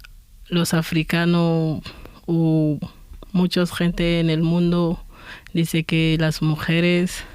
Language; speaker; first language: Spanish; non-native, fluent; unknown